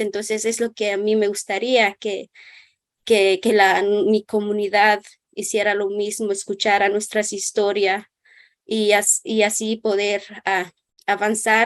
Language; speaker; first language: Spanish; non-native, local second language; Kʼicheʼ